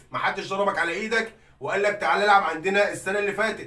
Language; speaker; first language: Arabic; native; Arabic